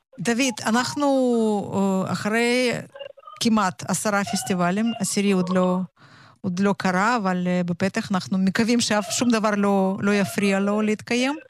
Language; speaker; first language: Hebrew; native; Hebrew